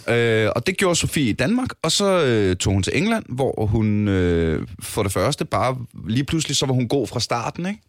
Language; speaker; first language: Danish; native; Danish